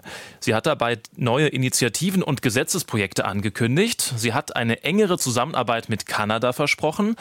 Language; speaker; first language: German; native; German